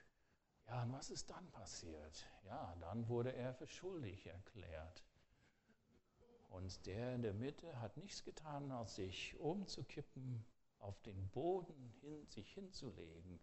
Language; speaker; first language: German; non-native, fluent; English